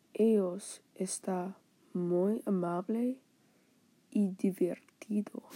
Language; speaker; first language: Spanish; non-native, learner; English